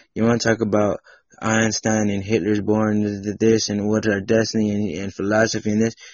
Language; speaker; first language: English; native; English